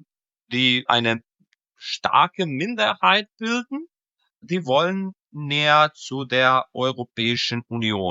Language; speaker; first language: German; non-native, fluent; Serbian